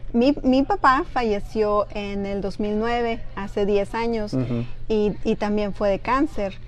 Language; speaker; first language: Spanish; native; Spanish